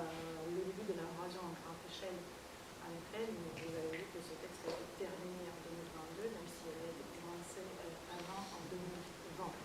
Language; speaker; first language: French; non-native, fluent; Russian